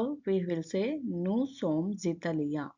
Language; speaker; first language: French; non-native, learner; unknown